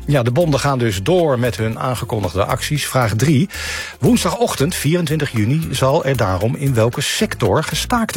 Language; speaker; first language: Dutch; native; Dutch